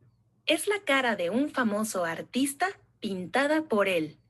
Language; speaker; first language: Spanish; non-native, learner; English